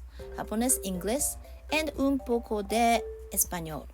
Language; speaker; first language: Spanish; non-native, learner; Japanese